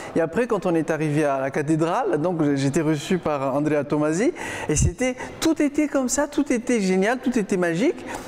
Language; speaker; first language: French; non-native, local second language; Malagasy